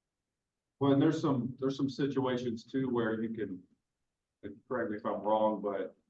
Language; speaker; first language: English; native; English